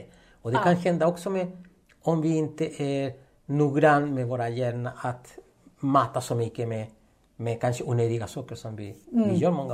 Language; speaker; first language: Swedish; non-native, fluent; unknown